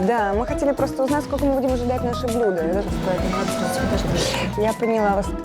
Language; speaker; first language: Russian; native; Russian